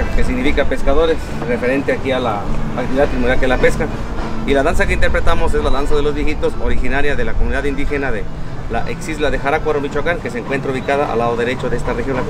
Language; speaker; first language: Spanish; non-native, local second language; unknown